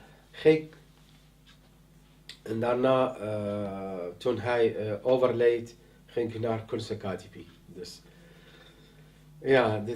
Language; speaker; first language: Dutch; non-native, learner; Arabic